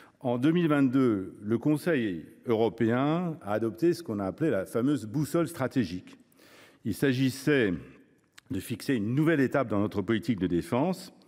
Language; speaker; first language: French; native; French